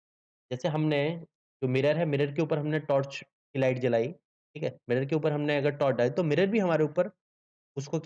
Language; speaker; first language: Hindi; native; Hindi